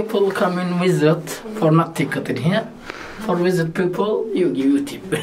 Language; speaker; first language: English; non-native, learner; Arabic